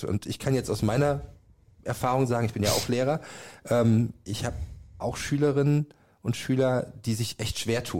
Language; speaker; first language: German; native; German